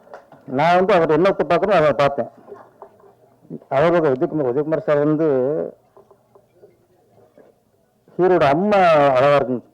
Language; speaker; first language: Tamil; native; Tamil